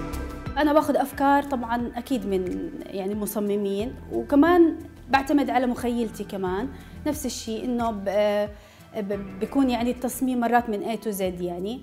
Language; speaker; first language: Arabic; native; Arabic